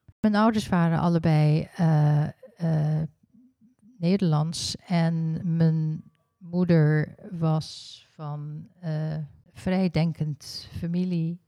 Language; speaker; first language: Dutch; early bilingual, heritage; Dutch